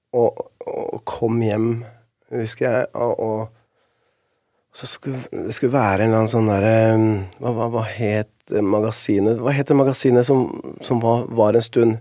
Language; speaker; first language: Norwegian; early bilingual, other home language; Spanish